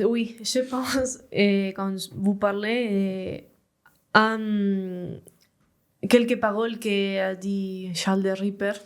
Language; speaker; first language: French; non-native, learner; Spanish